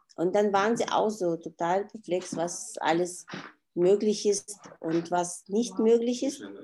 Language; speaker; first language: German; non-native, fluent; Russian